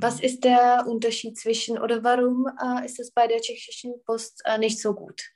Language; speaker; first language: German; non-native, fluent; Czech